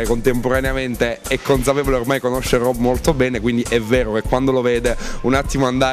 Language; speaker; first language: Italian; native; Italian